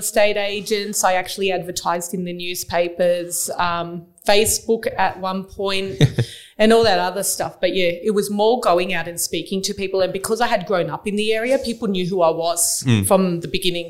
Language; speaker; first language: English; native; English